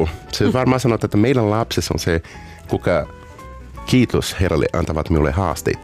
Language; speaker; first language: Finnish; non-native, fluent; Portuguese